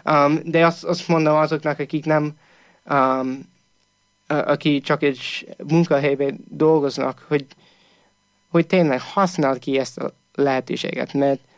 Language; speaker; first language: Hungarian; non-native, fluent; English